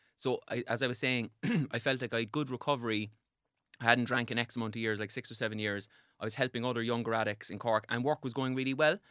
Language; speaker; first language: English; native; English